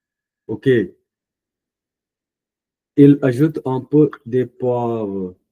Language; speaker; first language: French; non-native, fluent; Punjabi